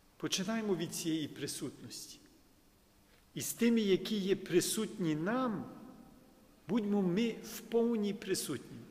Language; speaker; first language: Ukrainian; early bilingual, heritage; Ukrainian